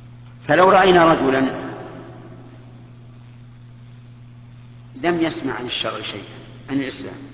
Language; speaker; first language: Arabic; native; Arabic